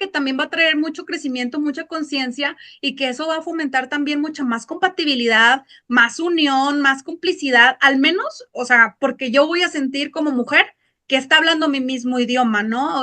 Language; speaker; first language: Spanish; native; Spanish